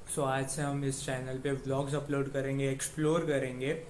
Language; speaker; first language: Hindi; non-native, local second language; Marathi